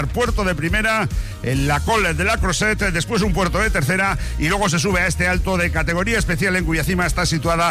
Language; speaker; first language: Spanish; native; Spanish